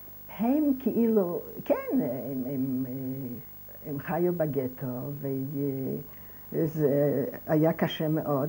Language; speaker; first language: Hebrew; non-native, fluent; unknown